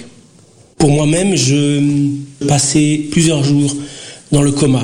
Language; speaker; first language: French; early bilingual, other home language; Portuguese